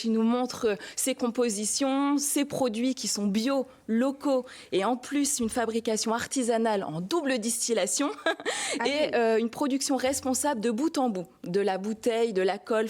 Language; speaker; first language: French; native; French